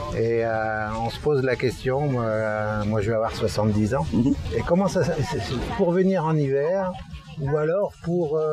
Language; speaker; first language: French; native; French